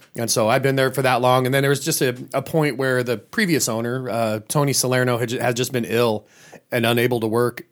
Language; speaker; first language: English; native; English